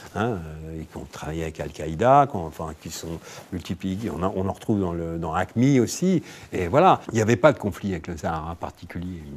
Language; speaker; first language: French; native; French